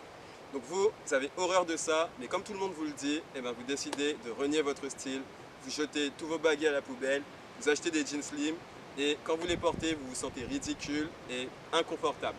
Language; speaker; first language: French; native; French